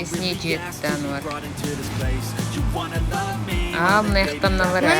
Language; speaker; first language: Kazakh; native; Kazakh